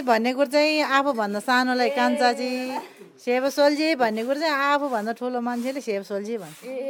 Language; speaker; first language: Nepali; non-native, local second language; Eastern Tamang